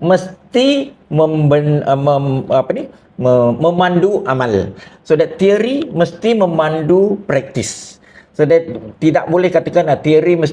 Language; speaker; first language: Malay; native; Malay